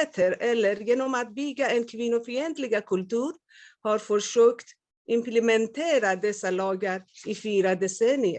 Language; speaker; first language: Swedish; non-native, fluent; Persian